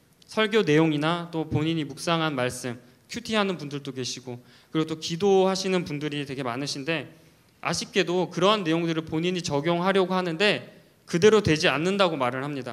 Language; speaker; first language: Korean; native; Korean